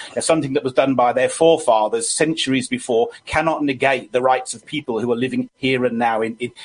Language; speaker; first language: English; native; English